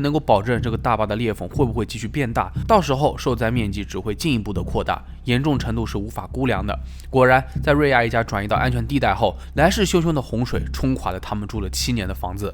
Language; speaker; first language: Chinese; native; Chinese